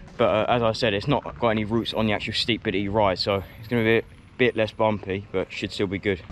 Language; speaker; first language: English; native; English